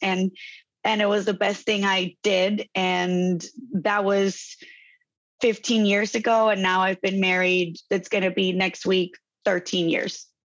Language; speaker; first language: English; non-native, fluent; Spanish